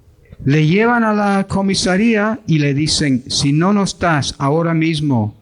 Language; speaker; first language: Spanish; non-native, fluent; English